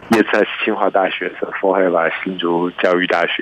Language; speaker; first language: German; non-native, learner; Chinese